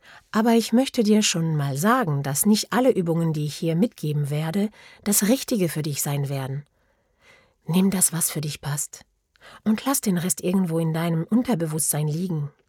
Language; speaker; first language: German; non-native, fluent; French